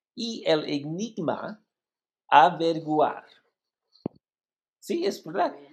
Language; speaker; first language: Spanish; non-native, learner; English